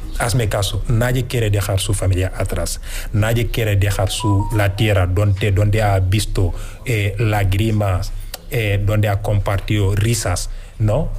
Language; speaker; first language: Spanish; non-native, fluent; Wolof